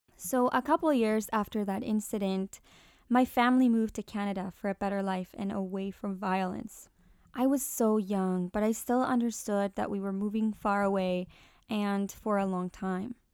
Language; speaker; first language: English; early bilingual, other home language; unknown